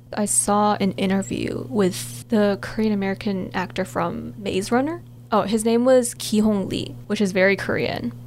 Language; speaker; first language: English; early bilingual, other home language; Korean